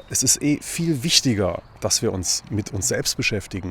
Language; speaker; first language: German; native; German